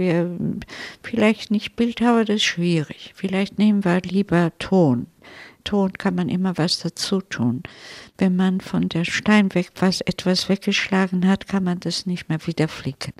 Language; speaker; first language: German; non-native, fluent; Italian